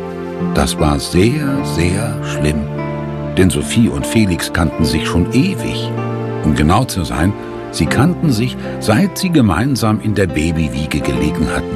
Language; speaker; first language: German; native; German